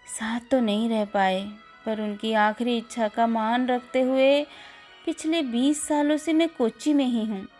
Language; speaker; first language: Hindi; native; Hindi